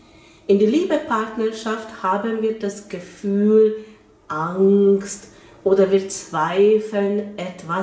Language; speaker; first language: German; non-native, fluent; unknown